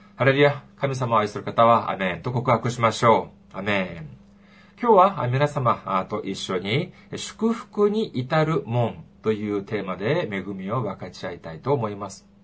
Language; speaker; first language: Japanese; non-native, fluent; Korean